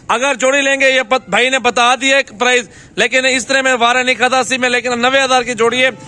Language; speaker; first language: Urdu; non-native, local second language; Punjabi